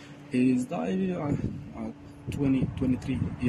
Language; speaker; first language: English; non-native, learner; Arabic